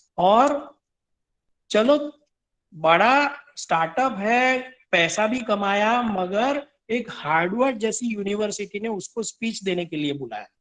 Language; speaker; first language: Hindi; non-native, local second language; Gujarati